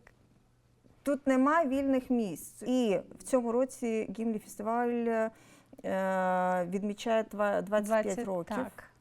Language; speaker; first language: Ukrainian; non-native, local second language; Russian